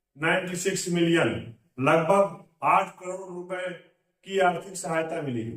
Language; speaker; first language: Hindi; native; Hindi